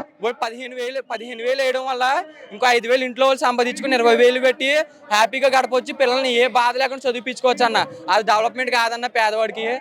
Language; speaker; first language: Telugu; native; Telugu